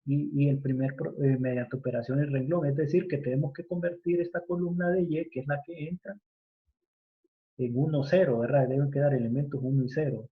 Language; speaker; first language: Spanish; native; Spanish